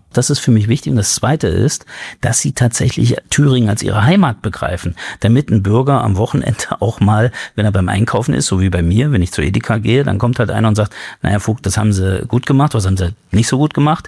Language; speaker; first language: German; native; German